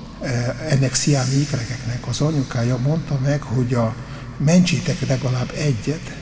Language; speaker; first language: Hungarian; non-native, fluent; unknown